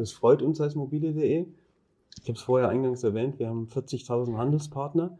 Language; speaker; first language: German; native; German